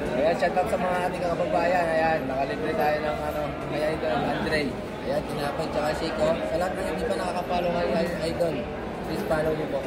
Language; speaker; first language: Filipino; non-native, local second language; Cebuano